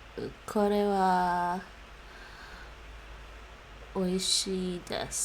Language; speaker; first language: Japanese; non-native, learner; English